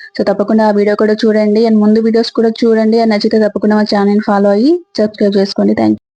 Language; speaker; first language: Telugu; native; Telugu